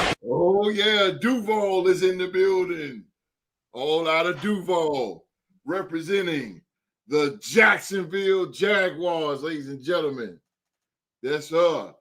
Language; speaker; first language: English; native; English